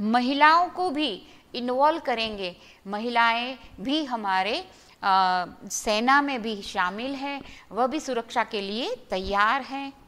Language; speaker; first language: Hindi; non-native, local second language; Gujarati